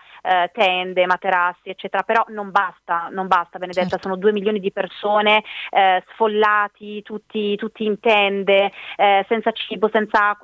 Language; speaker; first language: Italian; native; Italian